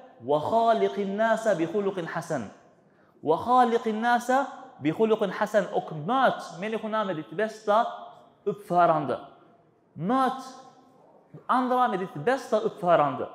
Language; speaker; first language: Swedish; non-native, fluent; Arabic